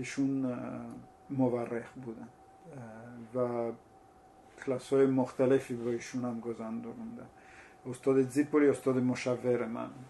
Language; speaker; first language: Persian; non-native, fluent; Italian